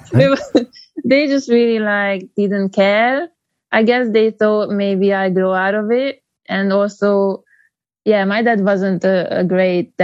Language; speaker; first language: English; non-native, fluent; Hungarian